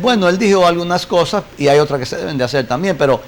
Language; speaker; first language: Spanish; native; Spanish